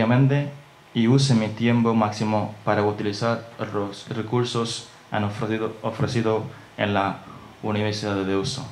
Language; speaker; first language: Spanish; non-native, learner; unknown